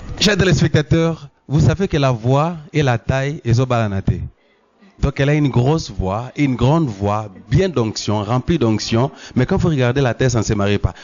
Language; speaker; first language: French; non-native, local second language; Lingala